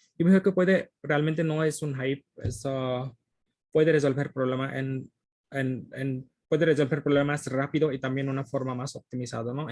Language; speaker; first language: Spanish; non-native, fluent; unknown